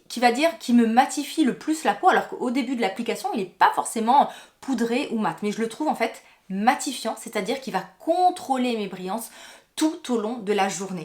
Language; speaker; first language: French; native; French